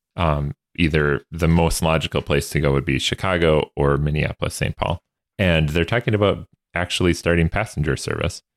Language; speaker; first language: English; native; English